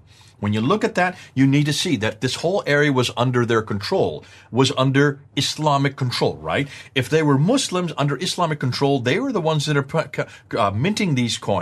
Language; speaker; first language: English; native; English